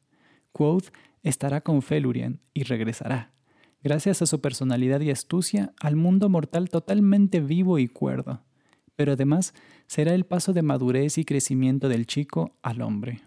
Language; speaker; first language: Spanish; native; Spanish